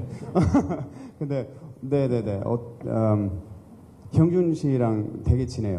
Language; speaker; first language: Korean; early bilingual, heritage; English